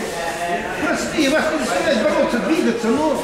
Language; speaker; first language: Russian; native; Russian